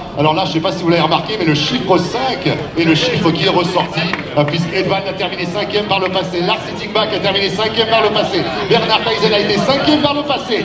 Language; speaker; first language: French; native; French